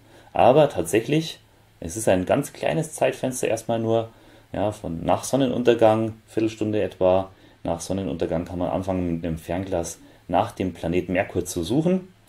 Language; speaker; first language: German; native; German